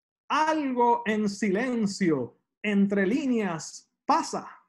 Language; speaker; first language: Spanish; early bilingual, heritage; Spanish